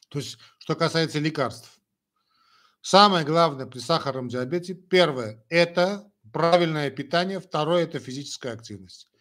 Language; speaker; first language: Russian; non-native, local second language; Armenian